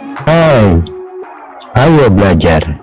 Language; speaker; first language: Indonesian; native; Indonesian